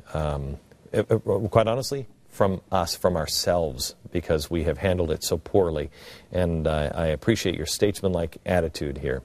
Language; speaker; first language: English; native; English